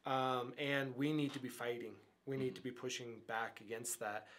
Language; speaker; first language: English; native; English